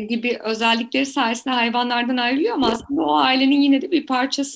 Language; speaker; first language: Turkish; native; Turkish